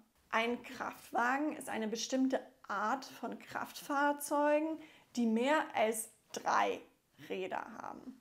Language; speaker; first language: German; non-native, fluent; English